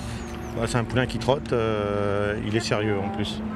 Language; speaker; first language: French; native; French